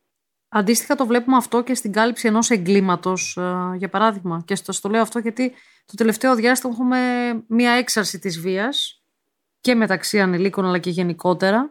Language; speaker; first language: Greek; native; Greek